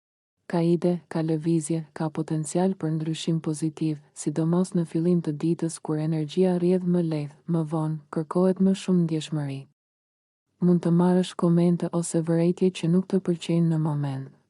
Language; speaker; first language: Albanian; native; Albanian